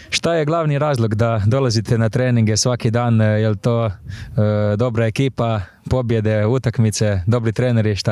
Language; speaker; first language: Slovenian; native; Slovenian